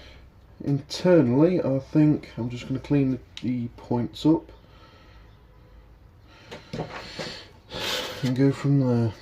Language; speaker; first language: English; native; English